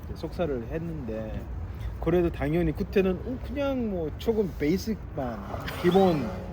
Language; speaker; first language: Korean; non-native, fluent; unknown